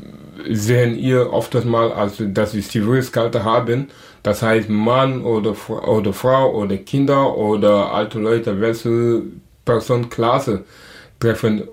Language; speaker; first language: German; non-native, learner; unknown